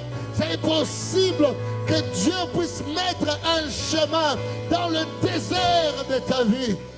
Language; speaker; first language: French; non-native, local second language; Lingala